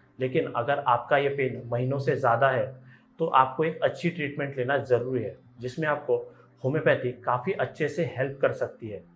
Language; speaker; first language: Hindi; non-native, local second language; Marathi